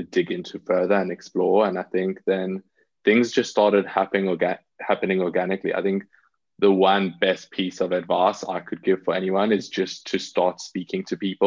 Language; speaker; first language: English; native; English